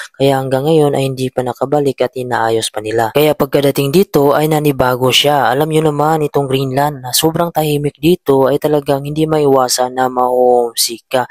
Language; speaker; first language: Filipino; native; Filipino